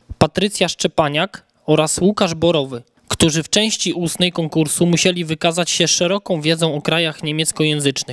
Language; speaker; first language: Polish; native; Polish